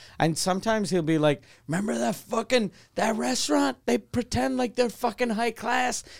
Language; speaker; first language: English; non-native, local second language; French